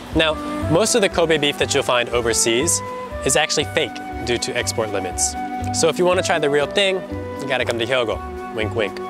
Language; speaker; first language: English; native; English